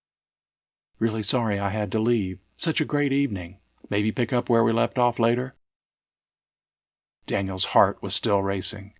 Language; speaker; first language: English; native; English